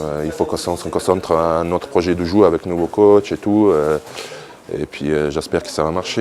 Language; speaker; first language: French; non-native, fluent; Bosnian